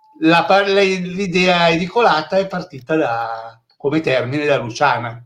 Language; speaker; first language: Italian; native; Italian